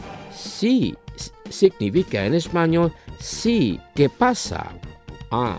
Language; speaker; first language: Spanish; non-native, fluent; Indonesian